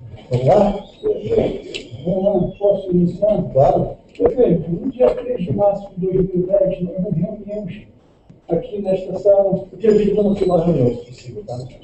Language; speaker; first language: Portuguese; native; Portuguese